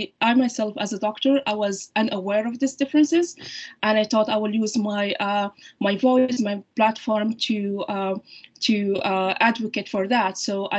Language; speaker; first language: English; non-native, fluent; Arabic